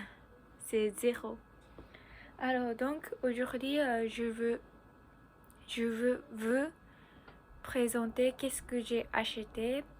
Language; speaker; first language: French; non-native, learner; Japanese